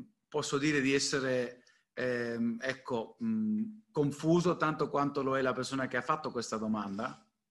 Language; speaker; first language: Italian; native; Italian